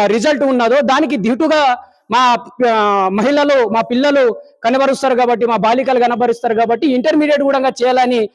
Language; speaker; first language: Telugu; non-native, local second language; Lambadi